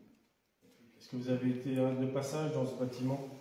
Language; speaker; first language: French; native; French